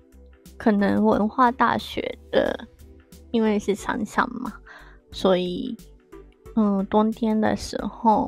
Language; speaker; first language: Chinese; non-native, fluent; Japanese